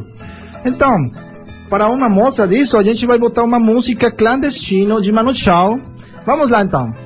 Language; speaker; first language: Portuguese; non-native, fluent; Spanish